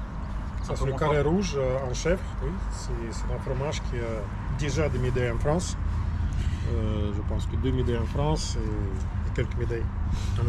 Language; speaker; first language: French; non-native, learner; Russian